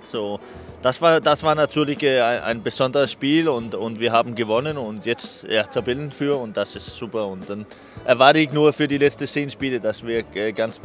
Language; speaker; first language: German; non-native, fluent; Danish